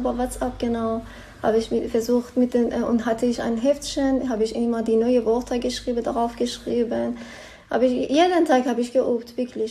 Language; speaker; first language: German; non-native, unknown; Persian